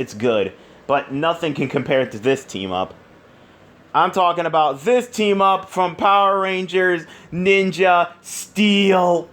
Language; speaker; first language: English; native; English